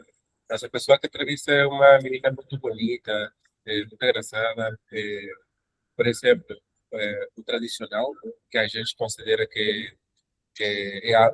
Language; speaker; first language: Portuguese; non-native, learner; Spanish